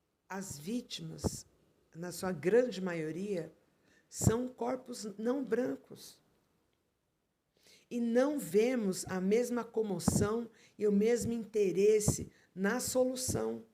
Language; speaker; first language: Portuguese; native; Portuguese